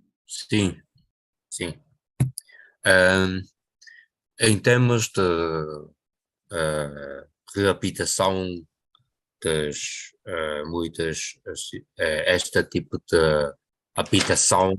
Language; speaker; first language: Portuguese; non-native, local second language; Chinese